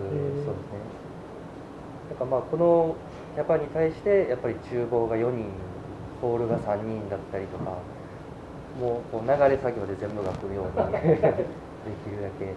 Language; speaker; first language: Japanese; native; Japanese